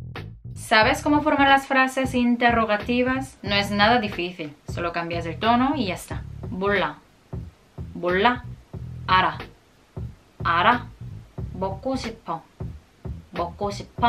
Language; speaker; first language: Spanish; non-native, fluent; Korean